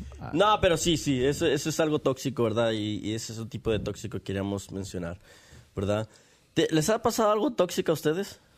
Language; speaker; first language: Spanish; early bilingual, heritage; Spanish